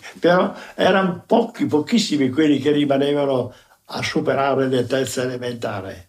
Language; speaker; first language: Italian; native; Italian